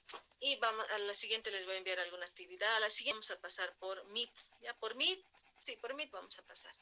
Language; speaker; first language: Spanish; native; Spanish